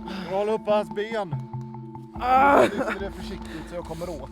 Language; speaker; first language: Swedish; native; Swedish